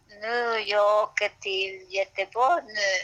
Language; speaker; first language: Swedish; non-native, learner; Spanish